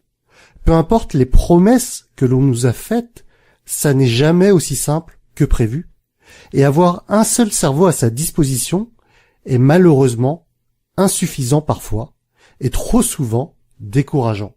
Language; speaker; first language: French; native; French